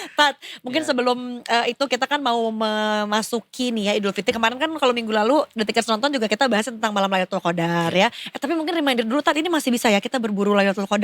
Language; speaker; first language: Indonesian; native; Indonesian